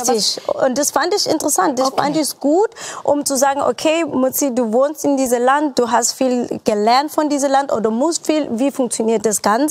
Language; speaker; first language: German; non-native, fluent; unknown